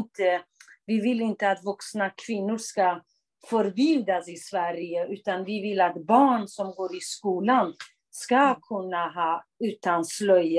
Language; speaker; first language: Swedish; non-native, fluent; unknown